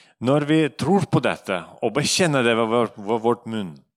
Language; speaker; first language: Norwegian; non-native, fluent; Russian